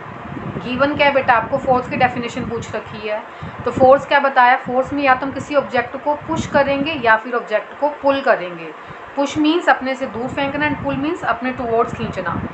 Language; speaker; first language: Hindi; native; Hindi